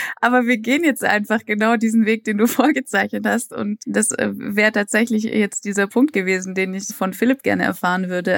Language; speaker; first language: German; native; German